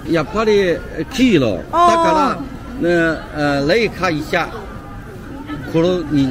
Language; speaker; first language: Japanese; non-native, learner; Chinese